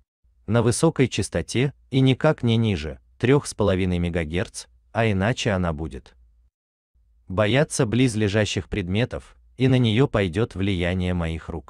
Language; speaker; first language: Russian; native; Russian